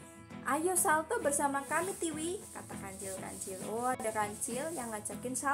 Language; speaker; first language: Indonesian; native; Indonesian